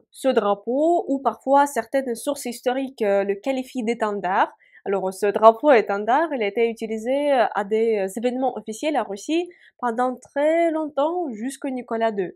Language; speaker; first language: French; non-native, fluent; Russian